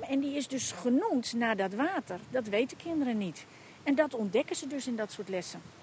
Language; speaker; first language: Dutch; native; Dutch